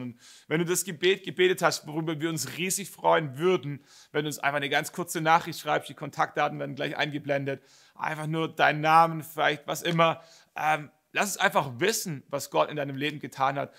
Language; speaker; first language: German; native; German